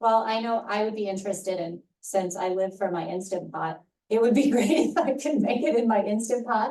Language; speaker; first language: English; native; English